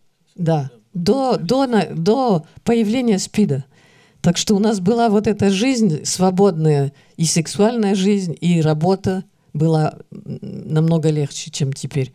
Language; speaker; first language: Russian; early bilingual, heritage; Russian